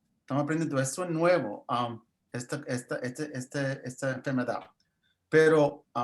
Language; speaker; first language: Spanish; early bilingual, heritage; English